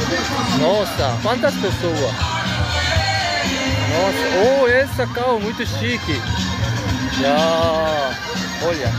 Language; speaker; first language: Portuguese; non-native, learner; Korean